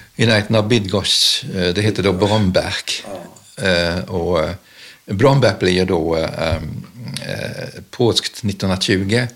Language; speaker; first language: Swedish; early bilingual, other home language; German